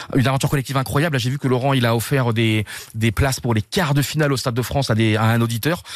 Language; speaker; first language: French; native; French